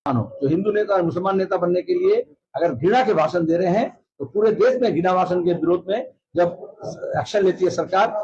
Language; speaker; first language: Hindi; non-native, local second language; Bangla